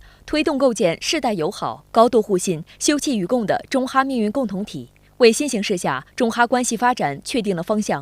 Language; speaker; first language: Chinese; native; Chinese